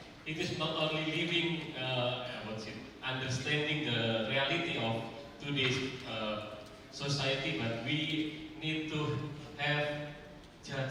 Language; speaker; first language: English; non-native, fluent; Indonesian